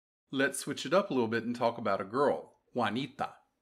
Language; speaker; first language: English; native; English